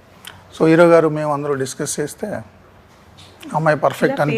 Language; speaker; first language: Telugu; native; Telugu